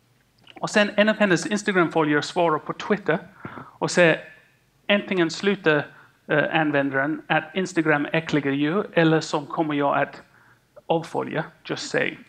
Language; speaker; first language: Swedish; non-native, fluent; English